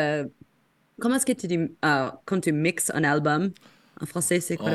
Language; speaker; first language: French; non-native, fluent; English